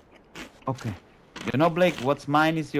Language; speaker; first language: English; non-native, fluent; Italian